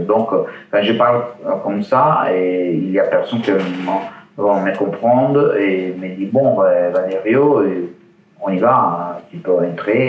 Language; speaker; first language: French; non-native, learner; Italian